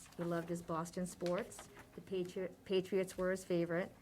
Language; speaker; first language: English; native; English